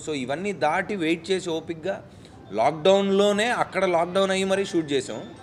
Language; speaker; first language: Telugu; native; Telugu